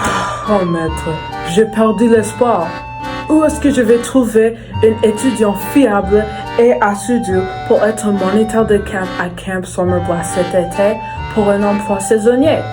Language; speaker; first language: French; non-native, learner; English